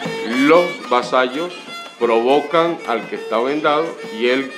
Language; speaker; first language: Spanish; native; Spanish